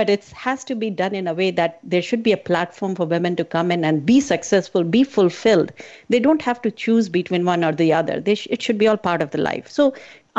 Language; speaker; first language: English; non-native, local second language; Hindi